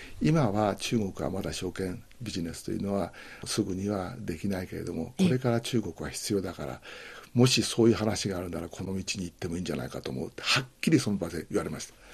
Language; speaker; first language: Japanese; native; Japanese